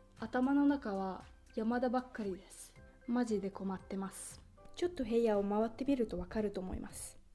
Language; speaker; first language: Japanese; non-native, fluent; Finnish